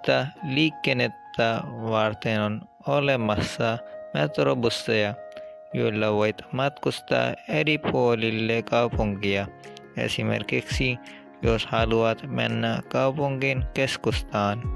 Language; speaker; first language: Finnish; non-native, learner; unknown